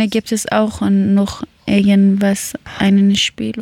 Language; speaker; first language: German; non-native, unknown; Persian